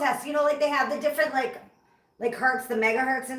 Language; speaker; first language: English; native; English